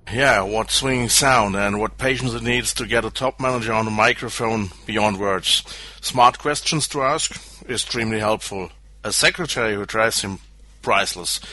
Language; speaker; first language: English; non-native, fluent; German